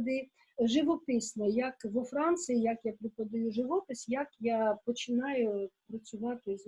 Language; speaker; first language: Ukrainian; non-native, local second language; Russian